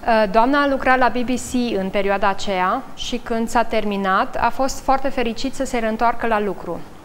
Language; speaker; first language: Romanian; native; Romanian